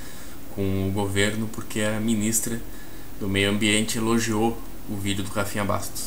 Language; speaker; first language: Portuguese; native; Portuguese